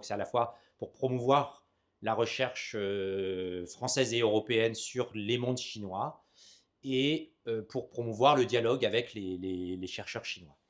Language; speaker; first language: French; native; French